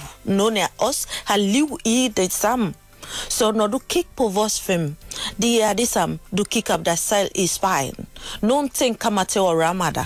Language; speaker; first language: Danish; non-native, learner; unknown